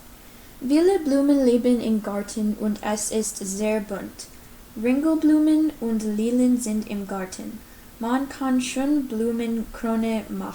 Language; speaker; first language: German; non-native, learner; English